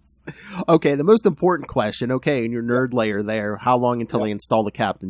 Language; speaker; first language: English; native; English